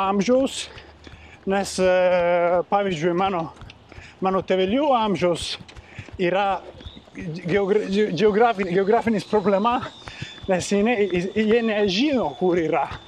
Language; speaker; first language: Lithuanian; non-native, learner; Italian